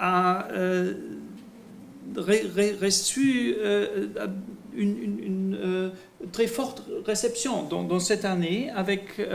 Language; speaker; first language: French; non-native, fluent; German